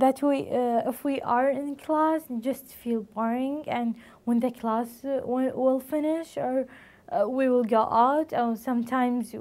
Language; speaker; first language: English; non-native, learner; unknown